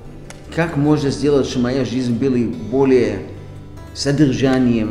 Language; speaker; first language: Russian; non-native, fluent; Hebrew